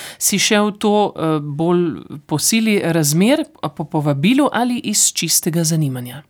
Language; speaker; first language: Slovenian; native; Slovenian